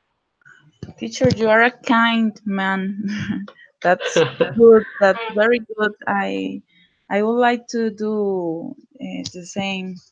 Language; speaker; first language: English; non-native, learner; Spanish